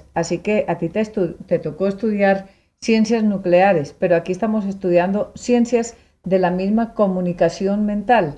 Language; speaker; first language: Spanish; native; Spanish